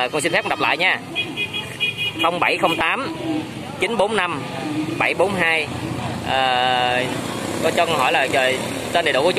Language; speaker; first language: Vietnamese; native; Vietnamese